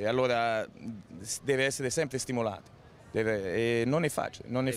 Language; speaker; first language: Italian; early bilingual, heritage; Italian